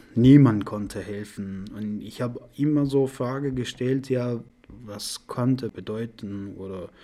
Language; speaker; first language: German; non-native, fluent; Persian